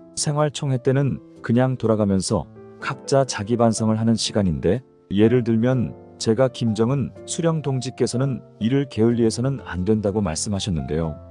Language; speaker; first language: Korean; native; Korean